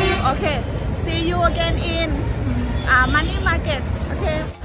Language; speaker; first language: English; non-native, learner; Thai